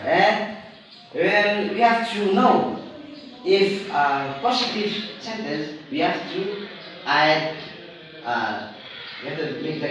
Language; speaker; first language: English; non-native, learner; Indonesian